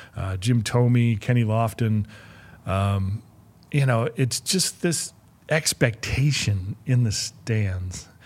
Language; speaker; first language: English; native; English